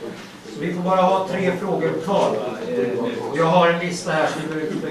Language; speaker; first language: Swedish; native; Swedish